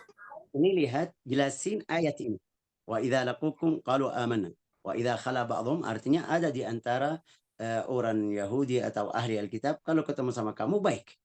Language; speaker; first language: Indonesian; non-native, fluent; Arabic